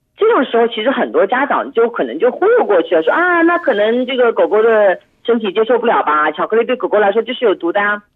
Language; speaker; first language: Chinese; native; Chinese